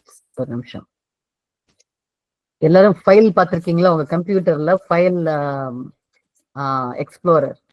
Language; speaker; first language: Tamil; native; Tamil